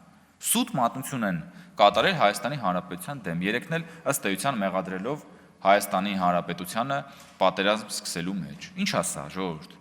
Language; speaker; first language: Armenian; native; Armenian